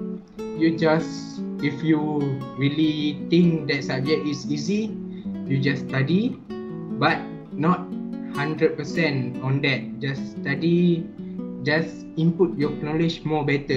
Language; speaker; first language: English; non-native, learner; Malay